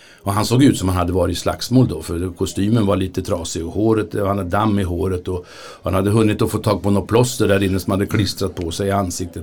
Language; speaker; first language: Swedish; native; Swedish